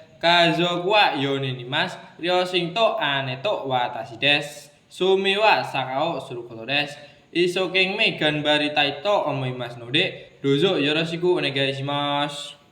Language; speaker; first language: Japanese; non-native, learner; Indonesian